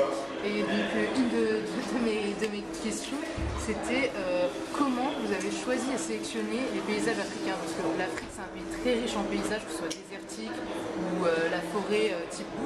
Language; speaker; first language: French; native; French